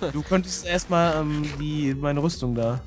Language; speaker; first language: German; native; German